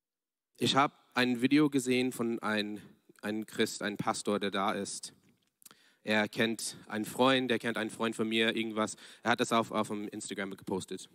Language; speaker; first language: German; non-native, fluent; English